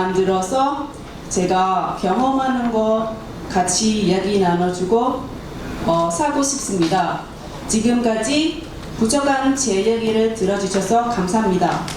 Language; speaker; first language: Korean; non-native, learner; Khmer